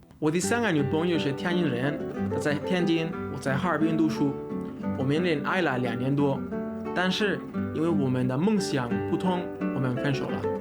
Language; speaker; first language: Chinese; non-native, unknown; Spanish